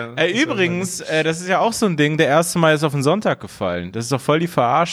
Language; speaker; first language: German; early bilingual, other home language; Persian